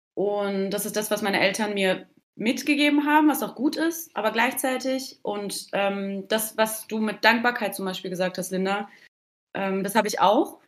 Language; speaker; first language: German; early bilingual, other home language; Turkish